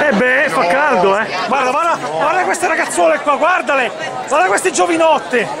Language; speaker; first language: Italian; native; Italian